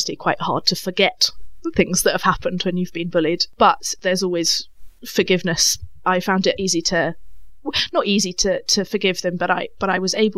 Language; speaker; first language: English; native; English